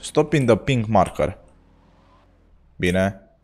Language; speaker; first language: English; non-native, learner; Romanian